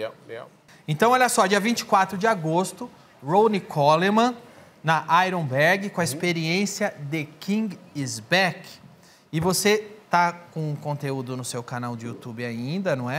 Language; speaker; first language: Portuguese; native; Portuguese